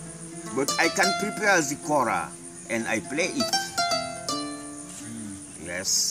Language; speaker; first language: English; non-native, learner; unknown